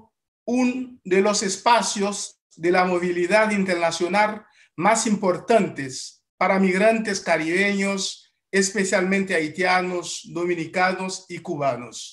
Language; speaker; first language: Spanish; non-native, fluent; Haitian Creole